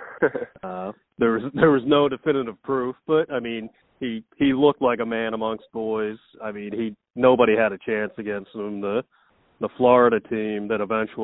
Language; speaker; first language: English; native; English